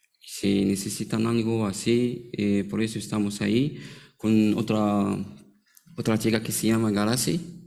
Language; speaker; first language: Spanish; non-native, learner; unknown